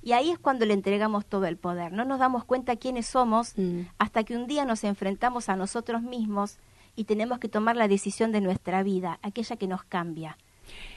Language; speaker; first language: Spanish; native; Spanish